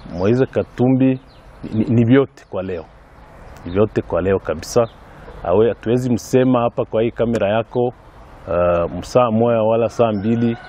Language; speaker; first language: Swahili; native; Swahili